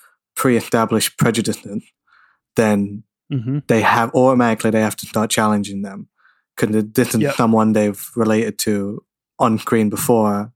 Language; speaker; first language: English; native; English